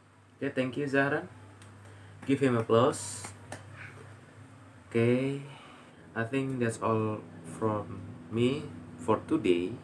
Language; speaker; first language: English; non-native, learner; Indonesian